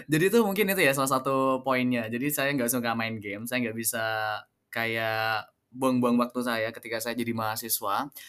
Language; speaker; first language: Indonesian; non-native, local second language; Madurese